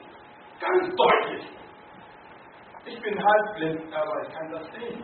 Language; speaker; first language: German; non-native, learner; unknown